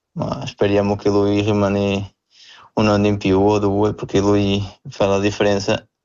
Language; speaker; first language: Italian; non-native, fluent; Portuguese